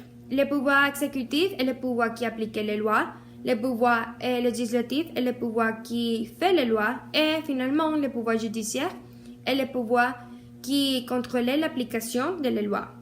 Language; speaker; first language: French; non-native, learner; Spanish